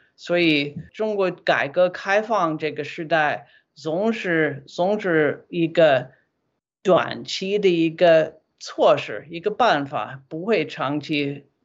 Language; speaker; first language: Chinese; non-native, fluent; English